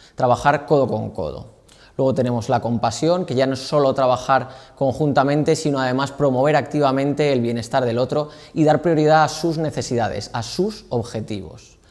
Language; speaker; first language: Spanish; native; Spanish